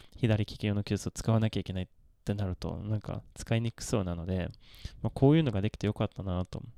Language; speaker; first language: Japanese; non-native, fluent; Swedish